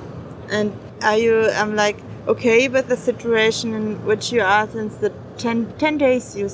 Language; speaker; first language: English; non-native, fluent; German